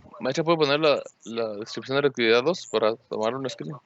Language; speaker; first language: Spanish; native; Spanish